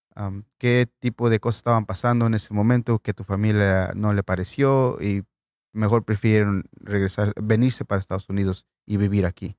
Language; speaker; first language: Spanish; native; Spanish